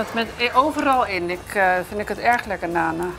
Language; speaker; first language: Dutch; native; Dutch